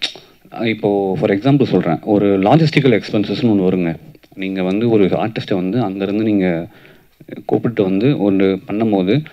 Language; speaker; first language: Tamil; native; Tamil